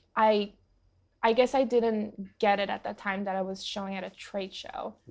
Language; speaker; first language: English; early bilingual, other home language; Portuguese